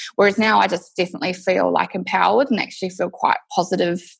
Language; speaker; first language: English; native; English